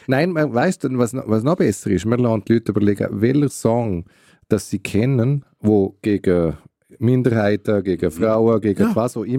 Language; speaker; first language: German; native; German